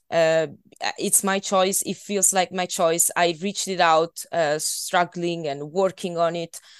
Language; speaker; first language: English; non-native, fluent; Italian